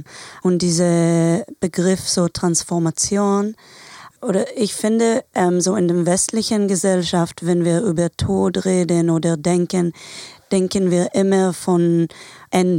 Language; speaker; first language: German; non-native, fluent; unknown